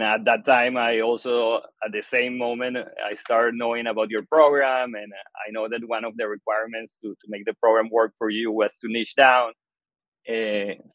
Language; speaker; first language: English; non-native, fluent; Spanish